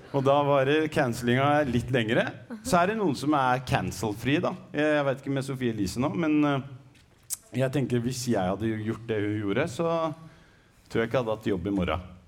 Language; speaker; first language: Norwegian; early bilingual, other home language; Arabic